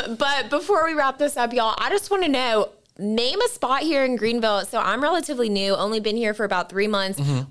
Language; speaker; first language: English; native; English